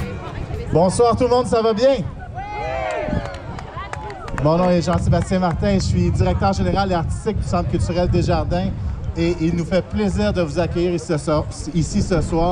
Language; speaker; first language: French; native; French